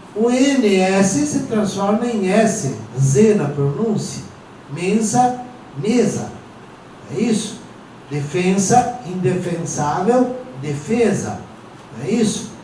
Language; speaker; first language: Portuguese; non-native, local second language; Venetian